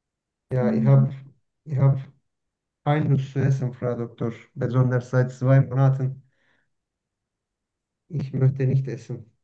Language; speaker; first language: German; non-native, learner; Turkish